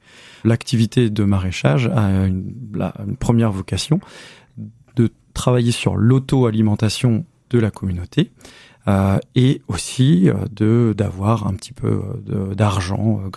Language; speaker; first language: French; native; French